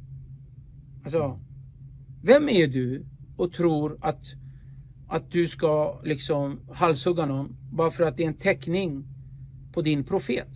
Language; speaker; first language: Swedish; early bilingual, other home language; Kurdish